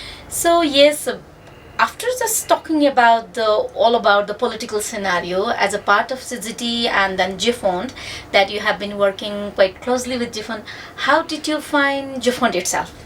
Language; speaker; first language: English; non-native, fluent; Nepali